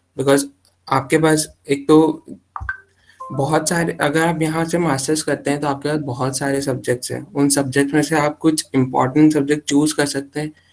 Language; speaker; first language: Hindi; native; Hindi